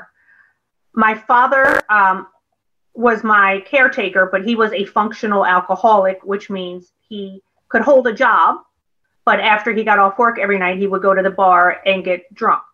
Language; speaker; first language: English; native; English